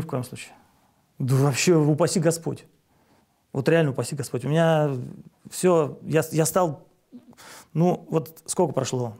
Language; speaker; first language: Russian; native; Russian